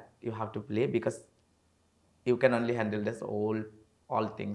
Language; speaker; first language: Malayalam; non-native, learner; Assamese